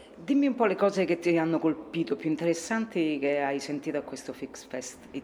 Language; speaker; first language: Italian; native; Italian